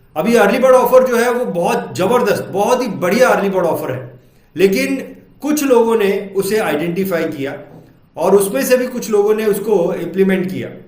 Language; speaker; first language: Hindi; native; Hindi